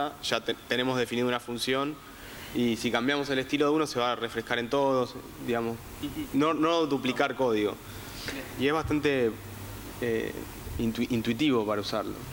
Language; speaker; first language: Spanish; native; Spanish